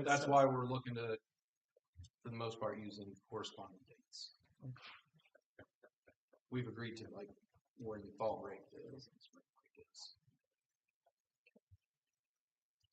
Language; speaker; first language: English; native; English